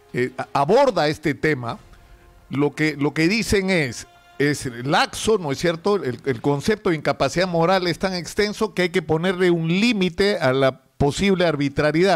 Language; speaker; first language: Spanish; native; Spanish